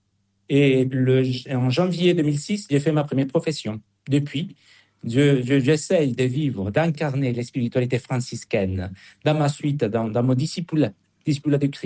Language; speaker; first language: French; non-native, fluent; Spanish